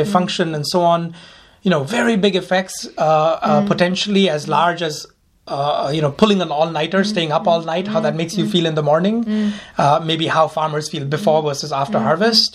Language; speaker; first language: English; non-native, local second language; Hindi